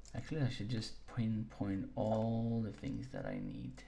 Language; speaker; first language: English; non-native, fluent; Danish